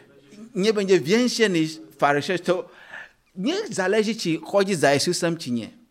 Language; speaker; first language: Polish; non-native, learner; Ukrainian